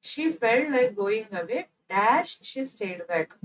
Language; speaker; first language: English; non-native, local second language; Kannada